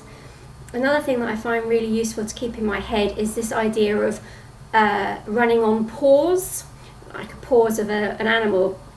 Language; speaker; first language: English; native; English